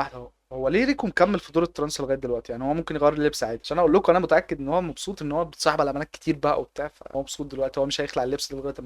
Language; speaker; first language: Arabic; native; Arabic